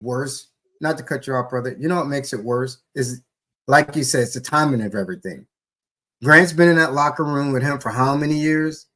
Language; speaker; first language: English; native; English